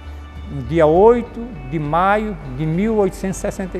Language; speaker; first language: Portuguese; native; Portuguese